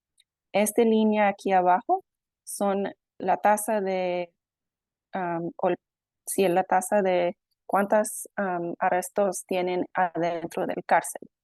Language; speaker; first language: Spanish; non-native, fluent; English